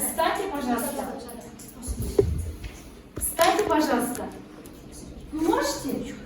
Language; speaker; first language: Russian; non-native, fluent; Mongolian